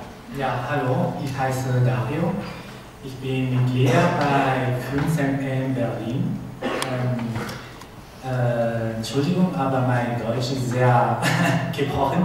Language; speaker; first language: German; non-native, learner; Spanish